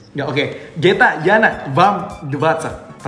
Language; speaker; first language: Russian; non-native, learner; Indonesian